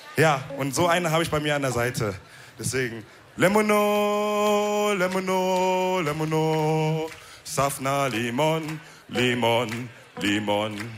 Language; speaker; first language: German; early bilingual, other home language; Wolof